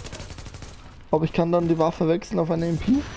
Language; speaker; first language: German; native; German